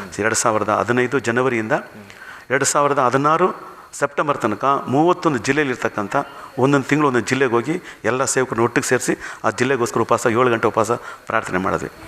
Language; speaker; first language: Kannada; non-native, local second language; Tamil